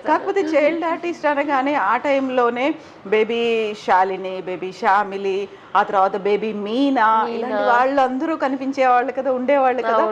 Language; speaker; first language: Telugu; native; Telugu